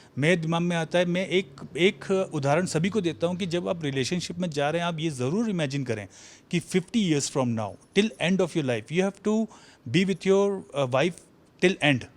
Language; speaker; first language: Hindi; native; Hindi